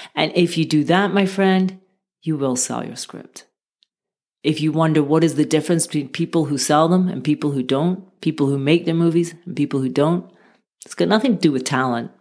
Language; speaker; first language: English; native; English